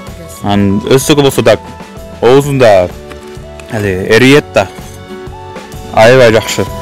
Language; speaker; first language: Kyrgyz; non-native, fluent; English